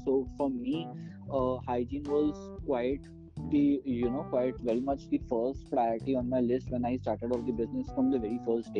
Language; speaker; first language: English; non-native, local second language; Bangla